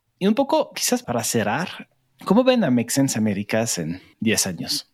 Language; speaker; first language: Spanish; non-native, fluent; French